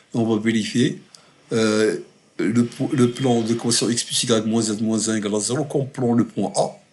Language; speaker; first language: French; non-native, local second language; Arabic